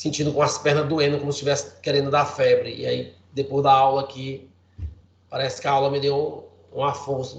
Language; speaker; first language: Portuguese; native; Portuguese